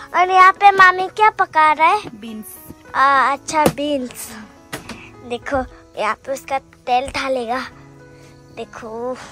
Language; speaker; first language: Hindi; non-native, local second language; Chakma